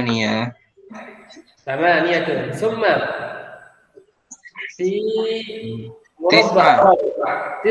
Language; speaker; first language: Arabic; non-native, fluent; Indonesian